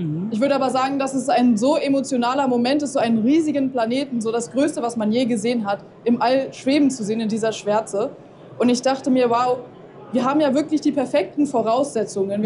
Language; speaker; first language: German; native; German